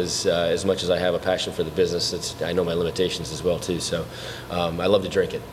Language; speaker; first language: English; native; English